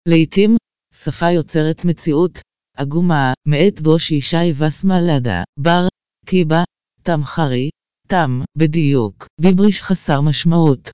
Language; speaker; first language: Hebrew; native; Hebrew